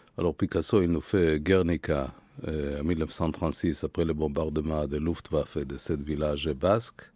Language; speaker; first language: French; non-native, fluent; Hebrew